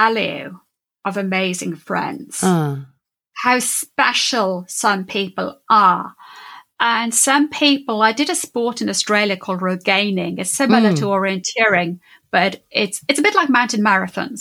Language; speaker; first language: English; native; English